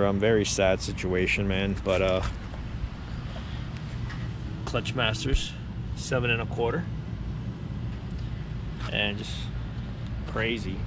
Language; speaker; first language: English; native; English